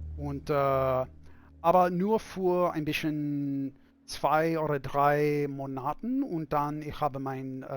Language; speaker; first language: German; non-native, learner; English